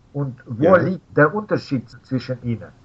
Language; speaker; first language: German; non-native, fluent; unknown